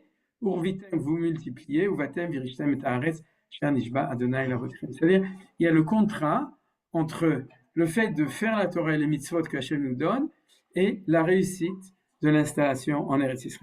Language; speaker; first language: French; native; French